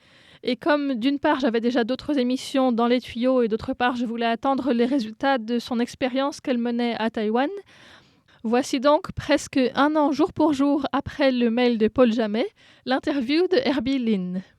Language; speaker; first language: French; non-native, fluent; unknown